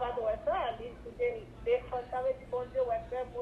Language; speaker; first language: French; non-native, local second language; Haitian Creole